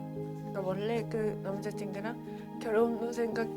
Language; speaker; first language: Korean; non-native, learner; Japanese